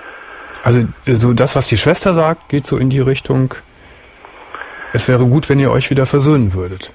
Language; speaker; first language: German; native; German